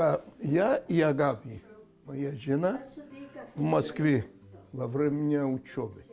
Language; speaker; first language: Russian; non-native, fluent; Greek